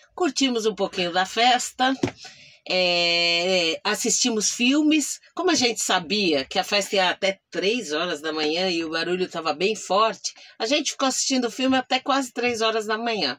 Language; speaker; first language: Portuguese; native; Portuguese